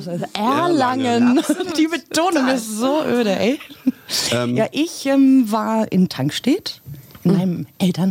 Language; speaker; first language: German; native; German